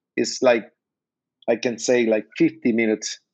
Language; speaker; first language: English; non-native, learner; Spanish